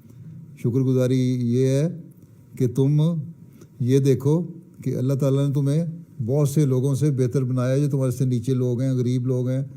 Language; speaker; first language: Urdu; native; Urdu